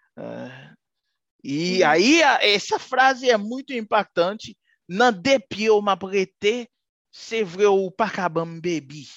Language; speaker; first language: Portuguese; non-native, fluent; Haitian Creole